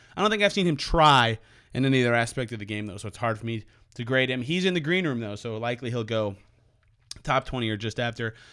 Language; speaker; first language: English; native; English